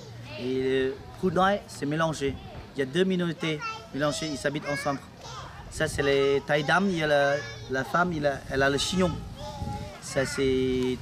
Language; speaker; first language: French; non-native, learner; Lao